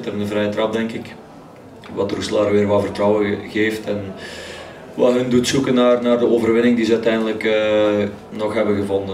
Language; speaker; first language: Dutch; native; Dutch